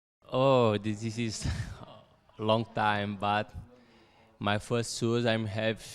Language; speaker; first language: English; non-native, learner; Portuguese